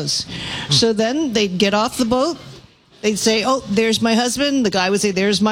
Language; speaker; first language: English; native; English